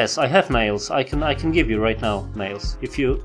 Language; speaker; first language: English; non-native, learner; Polish